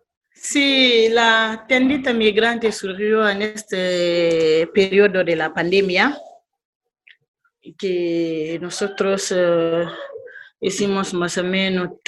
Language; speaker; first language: Spanish; non-native, learner; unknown